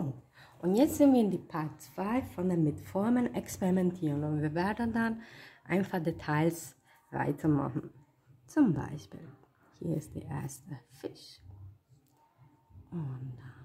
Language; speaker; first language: German; non-native, learner; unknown